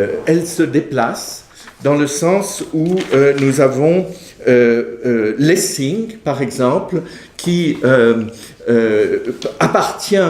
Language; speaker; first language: French; native; French